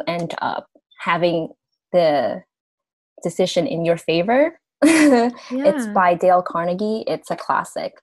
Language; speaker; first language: English; early bilingual, other home language; Vietnamese